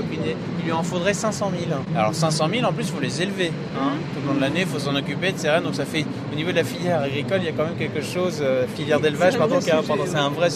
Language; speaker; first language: French; native; French